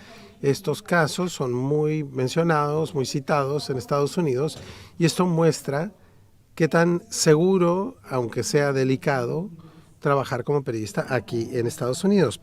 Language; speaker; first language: Spanish; native; Spanish